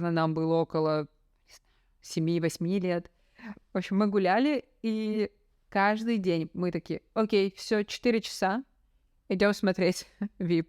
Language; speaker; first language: Russian; native; Russian